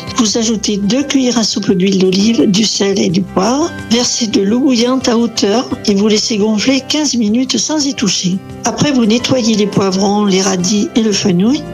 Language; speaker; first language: French; native; French